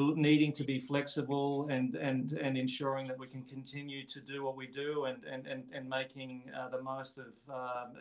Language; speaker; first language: English; native; English